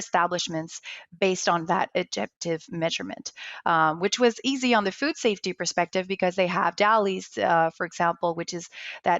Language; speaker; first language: English; non-native, local second language; French